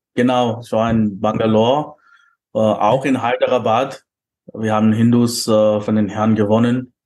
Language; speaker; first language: German; non-native, fluent; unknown